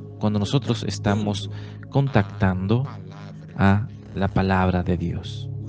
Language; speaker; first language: Spanish; non-native, fluent; Portuguese